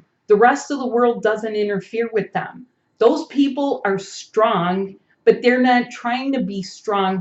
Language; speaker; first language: English; native; English